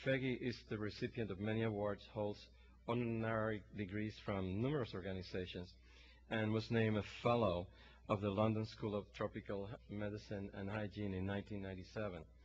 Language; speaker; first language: English; non-native, local second language; Spanish